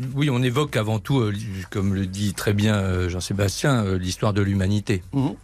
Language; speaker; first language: French; native; French